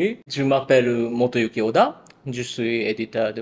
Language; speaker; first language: French; non-native, learner; Japanese